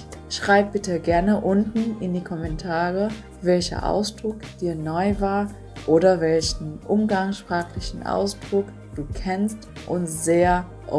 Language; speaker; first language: German; non-native, fluent; Vietnamese